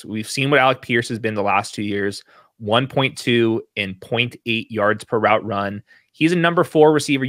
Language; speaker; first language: English; native; English